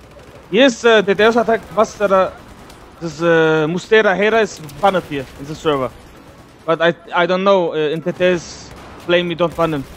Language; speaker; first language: English; non-native, learner; Turkish